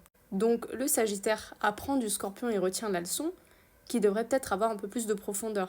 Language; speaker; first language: French; native; French